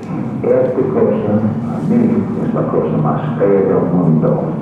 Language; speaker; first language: Spanish; non-native, fluent; English